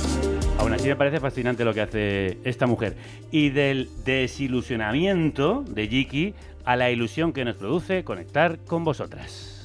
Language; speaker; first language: Spanish; native; Spanish